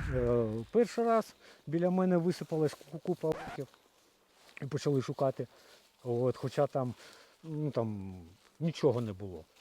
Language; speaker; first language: Ukrainian; native; Ukrainian